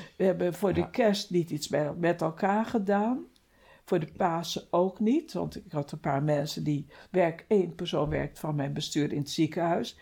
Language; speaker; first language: Dutch; native; Dutch